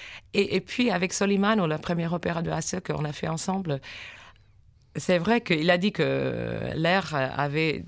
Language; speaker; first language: French; non-native, fluent; English